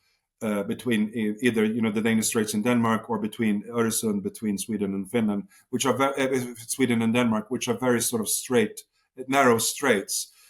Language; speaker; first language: English; non-native, fluent; Swedish